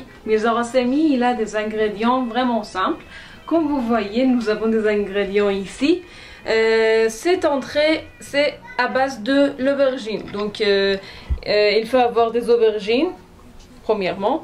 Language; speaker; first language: French; non-native, fluent; Persian